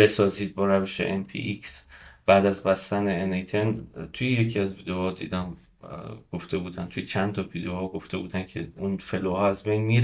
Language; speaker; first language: Persian; native; Persian